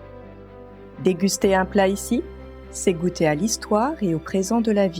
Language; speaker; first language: French; native; French